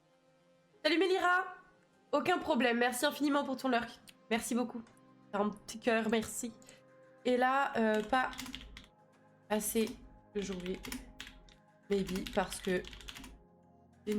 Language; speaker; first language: French; native; French